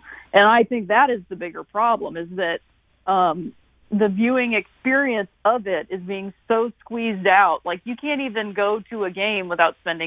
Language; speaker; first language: English; native; English